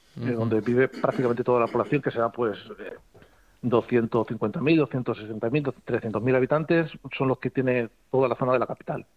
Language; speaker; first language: Spanish; native; Spanish